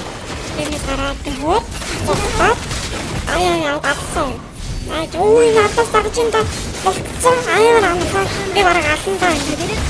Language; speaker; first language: Mongolian; native; Mongolian